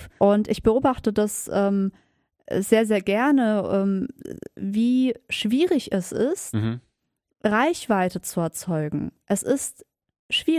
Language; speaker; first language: German; native; German